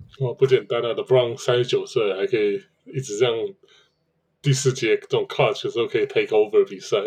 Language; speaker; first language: Chinese; native; Chinese